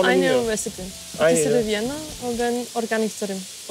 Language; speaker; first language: Turkish; non-native, learner; German